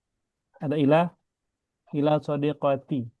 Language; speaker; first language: Arabic; non-native, fluent; Indonesian